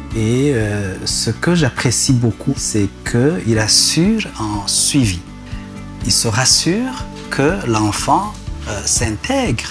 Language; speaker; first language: French; non-native, local second language; Rundi